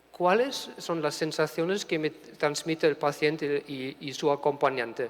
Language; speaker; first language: Spanish; non-native, fluent; German